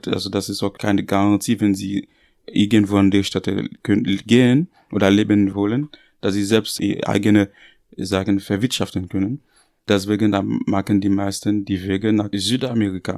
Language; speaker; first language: German; non-native, learner; Haitian Creole